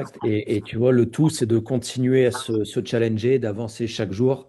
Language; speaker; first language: French; native; French